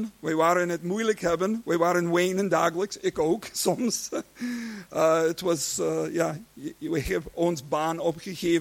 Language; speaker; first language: Dutch; non-native, learner; English